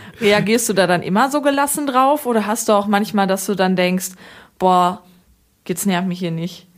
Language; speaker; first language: German; native; German